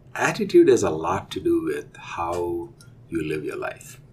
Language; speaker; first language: English; non-native, local second language; Telugu